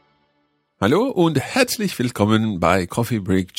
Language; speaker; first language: German; non-native, learner; English